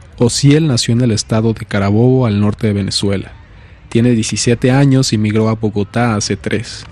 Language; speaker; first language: Spanish; native; Spanish